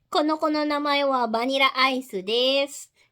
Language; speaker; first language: Japanese; non-native, learner; Filipino